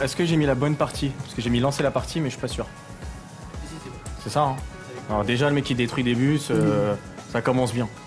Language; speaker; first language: French; native; French